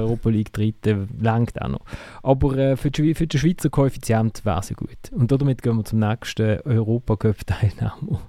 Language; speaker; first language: German; native; German